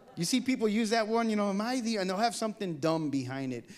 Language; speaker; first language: English; native; English